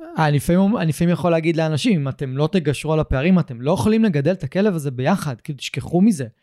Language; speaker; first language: Hebrew; native; Hebrew